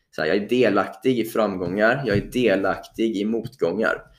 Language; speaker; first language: Swedish; native; Swedish